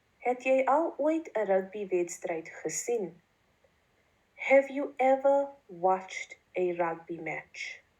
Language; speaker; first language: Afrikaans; non-native, local second language; English